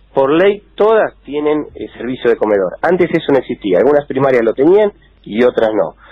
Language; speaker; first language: Spanish; native; Spanish